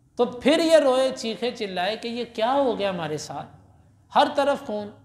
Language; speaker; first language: Urdu; non-native, local second language; Punjabi